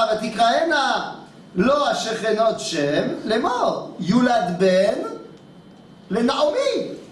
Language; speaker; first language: Hebrew; non-native, fluent; French